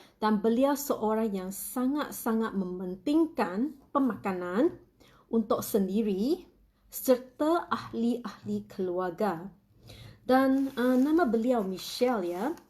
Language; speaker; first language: Malay; non-native, local second language; Chinese